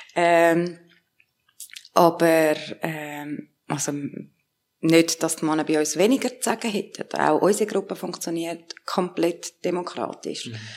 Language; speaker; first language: German; early bilingual, other home language; Persian